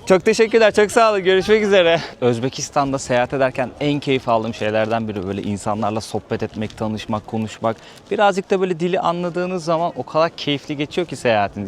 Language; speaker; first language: Turkish; native; Turkish